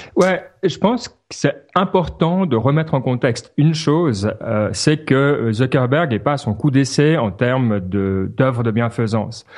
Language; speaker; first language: French; native; French